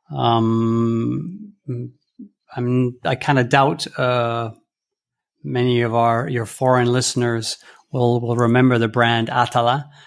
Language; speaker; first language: English; early bilingual, heritage; English